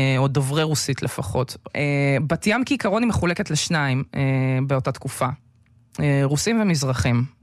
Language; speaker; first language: Hebrew; early bilingual, other home language; Russian